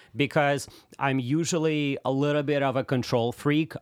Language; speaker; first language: English; non-native, fluent; Russian